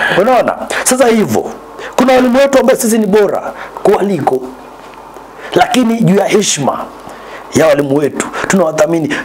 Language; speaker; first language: Swahili; non-native, local second language; Luyia